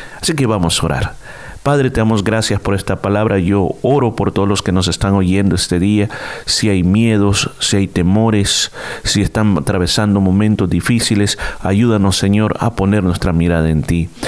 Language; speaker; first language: Spanish; native; Spanish